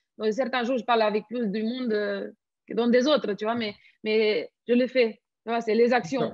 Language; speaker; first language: French; non-native, fluent; Romanian